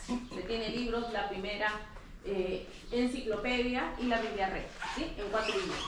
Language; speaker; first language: Spanish; native; Spanish